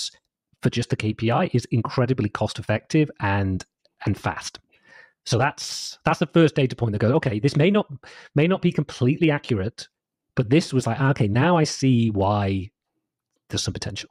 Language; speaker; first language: English; native; English